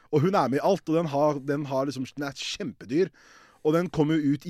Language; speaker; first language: Norwegian; native; Norwegian